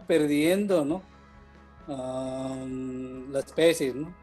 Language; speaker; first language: Spanish; non-native, fluent; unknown